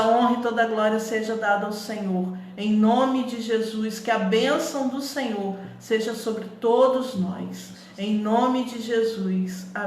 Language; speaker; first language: Portuguese; native; Portuguese